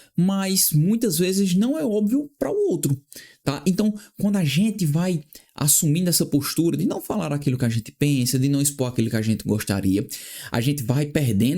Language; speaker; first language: Portuguese; native; Portuguese